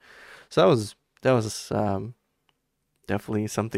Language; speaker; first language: English; non-native, fluent; Romanian